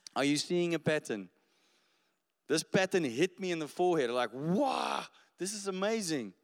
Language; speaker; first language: English; non-native, local second language; Afrikaans